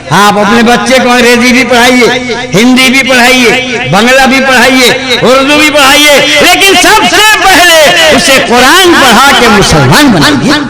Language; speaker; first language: Hindi; non-native, local second language; Bhojpuri